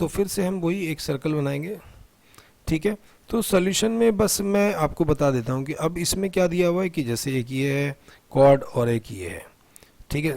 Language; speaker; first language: Hindi; native; Hindi